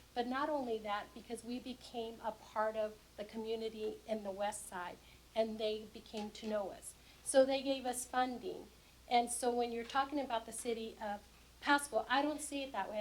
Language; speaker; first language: English; native; English